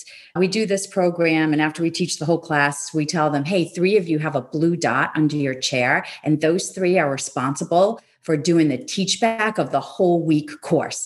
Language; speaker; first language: English; native; English